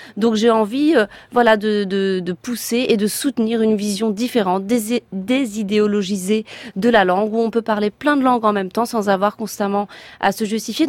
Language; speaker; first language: French; native; French